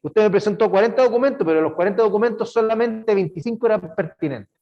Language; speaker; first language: Spanish; native; Spanish